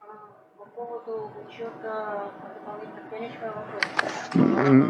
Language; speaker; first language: Russian; native; Russian